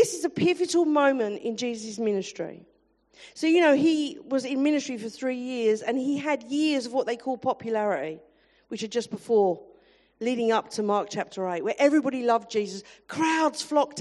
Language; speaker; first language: English; native; English